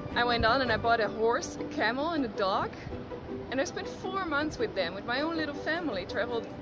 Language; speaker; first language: English; non-native, fluent; Dutch